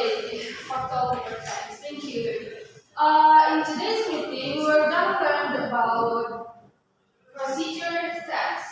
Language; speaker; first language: English; non-native, fluent; Indonesian